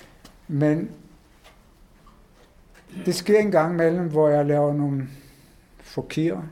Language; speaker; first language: Danish; non-native, fluent; Hebrew